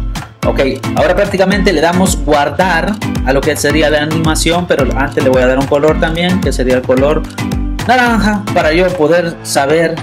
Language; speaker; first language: Spanish; native; Spanish